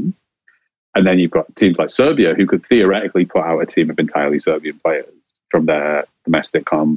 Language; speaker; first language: English; native; English